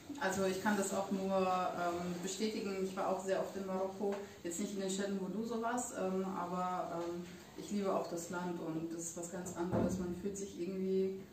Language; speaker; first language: German; native; German